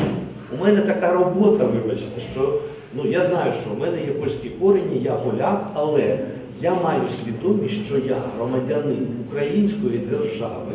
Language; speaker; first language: Ukrainian; non-native, local second language; Russian